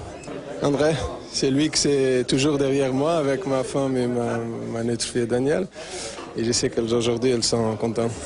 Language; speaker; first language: French; non-native, fluent; Portuguese